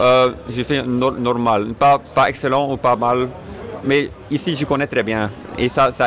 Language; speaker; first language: French; non-native, fluent; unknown